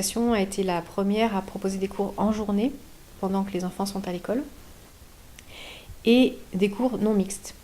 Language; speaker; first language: French; native; French